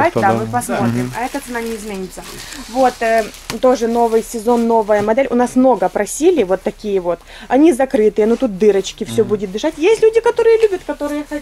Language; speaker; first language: Russian; native; Russian